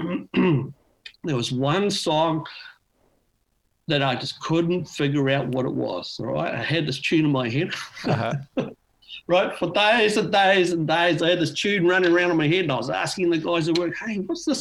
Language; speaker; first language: English; native; English